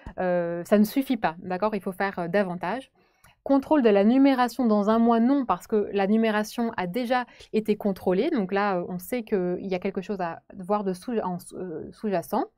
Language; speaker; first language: French; native; French